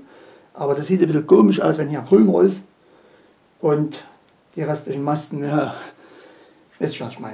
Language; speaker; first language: German; native; German